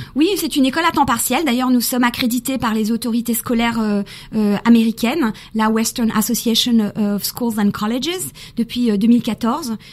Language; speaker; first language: French; early bilingual, other home language; Spanish